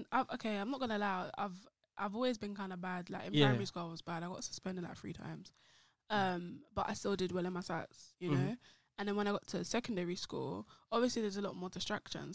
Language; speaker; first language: English; native; English